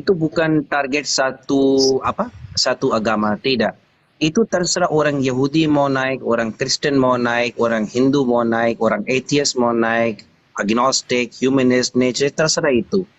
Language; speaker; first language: Indonesian; non-native, learner; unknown